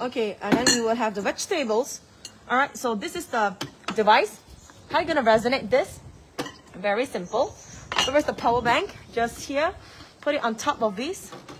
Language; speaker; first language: English; non-native, local second language; Chinese